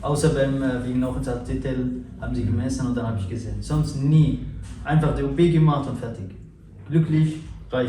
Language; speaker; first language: German; non-native, fluent; Arabic